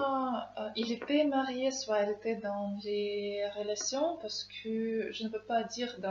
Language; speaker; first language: French; non-native, learner; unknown